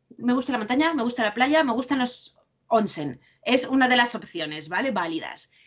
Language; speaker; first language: Spanish; native; Spanish